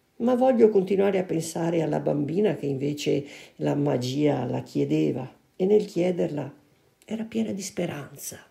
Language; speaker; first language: Italian; native; Italian